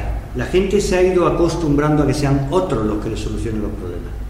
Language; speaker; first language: Spanish; native; Spanish